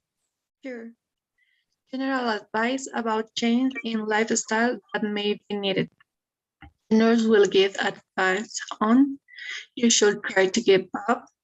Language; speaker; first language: English; non-native, learner; Spanish